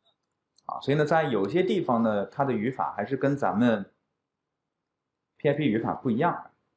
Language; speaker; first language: Chinese; native; Chinese